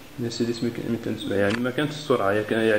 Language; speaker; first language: Arabic; native; Arabic